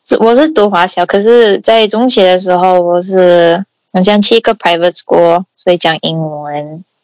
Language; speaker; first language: Chinese; non-native, local second language; English